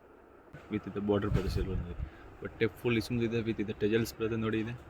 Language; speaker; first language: Kannada; non-native, local second language; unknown